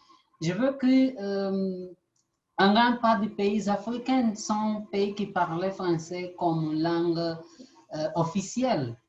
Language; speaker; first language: French; non-native, learner; Portuguese